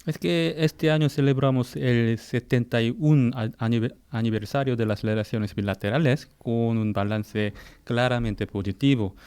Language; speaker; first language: Spanish; non-native, fluent; Korean